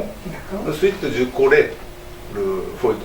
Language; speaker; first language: French; non-native, learner; Japanese